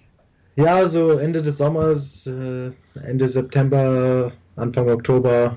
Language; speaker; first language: German; early bilingual, heritage; English